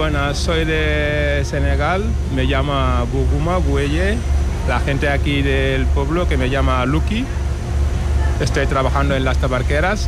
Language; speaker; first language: Spanish; non-native, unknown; Wolof